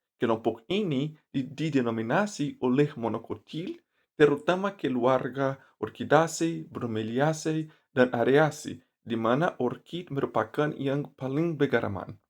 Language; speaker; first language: Indonesian; non-native, learner; Portuguese